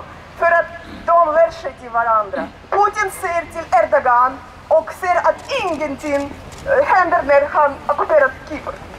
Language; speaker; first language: Swedish; non-native, learner; Russian